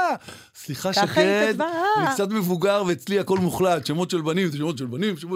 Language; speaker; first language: Hebrew; native; Hebrew